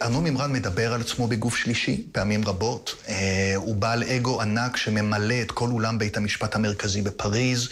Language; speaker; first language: Hebrew; native; Hebrew